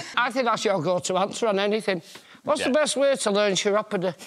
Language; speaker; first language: English; native; English